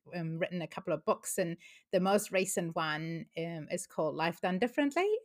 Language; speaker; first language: English; non-native, fluent; German